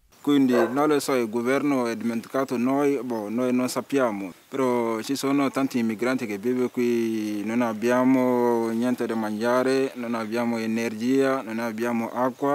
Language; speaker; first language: Italian; non-native, learner; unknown